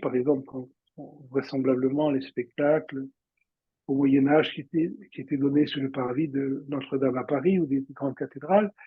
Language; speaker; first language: French; native; French